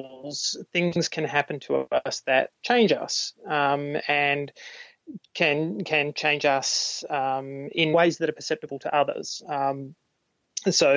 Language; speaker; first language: English; native; English